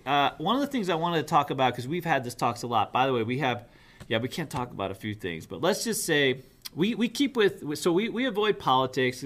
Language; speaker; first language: English; native; English